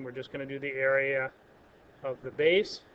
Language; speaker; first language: English; native; English